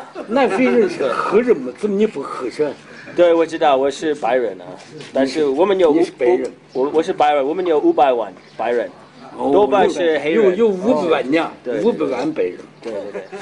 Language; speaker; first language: Chinese; non-native, fluent; English